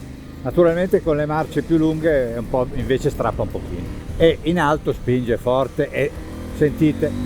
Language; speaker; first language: Italian; native; Italian